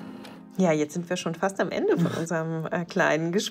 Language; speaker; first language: German; native; German